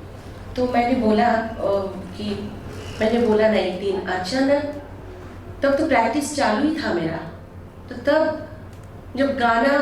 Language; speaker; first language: Hindi; non-native, local second language; Bangla